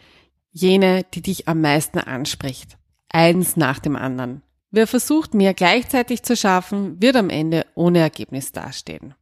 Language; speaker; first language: German; native; German